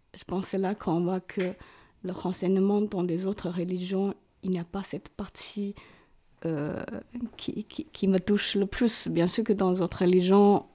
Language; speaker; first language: French; non-native, fluent; Cantonese